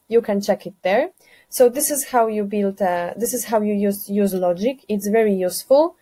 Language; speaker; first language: English; non-native, fluent; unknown